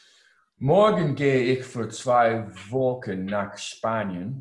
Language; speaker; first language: German; non-native, learner; English